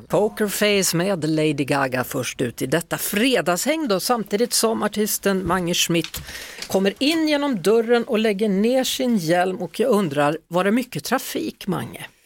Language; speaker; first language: Swedish; native; Swedish